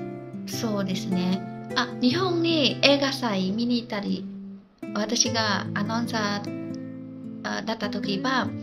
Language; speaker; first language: Japanese; non-native, fluent; Khmer